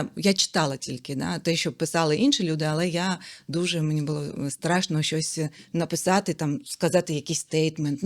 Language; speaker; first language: Ukrainian; non-native, local second language; Russian